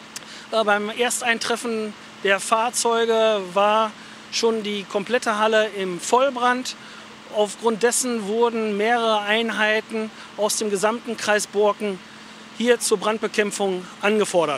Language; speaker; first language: German; native; German